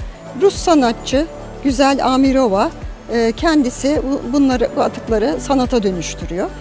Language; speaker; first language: Turkish; native; Turkish